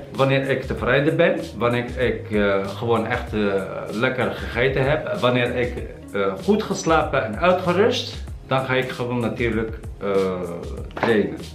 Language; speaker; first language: Dutch; non-native, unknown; Arabic